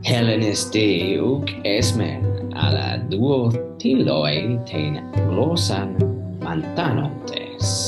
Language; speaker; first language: Greek; non-native, learner; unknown